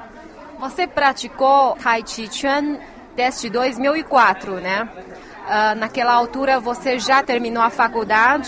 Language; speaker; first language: Portuguese; non-native, fluent; Chinese